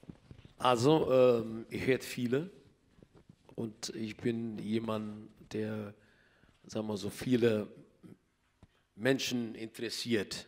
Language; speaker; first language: German; non-native, learner; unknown